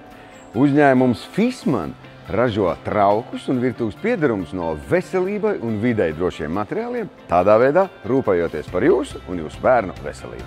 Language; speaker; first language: Latvian; native; Latvian